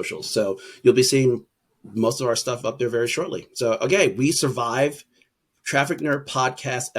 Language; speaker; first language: English; native; English